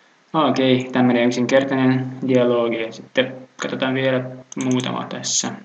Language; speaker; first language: Finnish; non-native, fluent; Russian